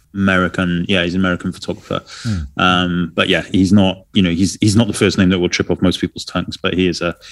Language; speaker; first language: English; native; English